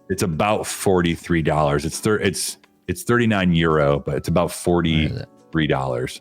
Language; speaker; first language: English; native; English